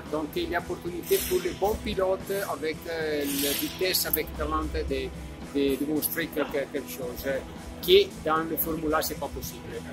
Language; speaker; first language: French; non-native, learner; Italian